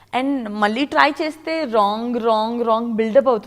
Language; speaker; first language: Telugu; non-native, learner; Gujarati